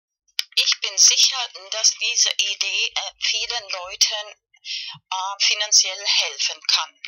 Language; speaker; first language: German; non-native, learner; Spanish